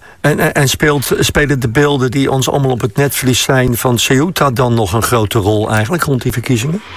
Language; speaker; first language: Dutch; native; Dutch